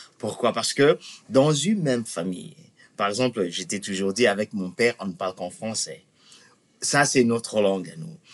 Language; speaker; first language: French; non-native, local second language; Lingala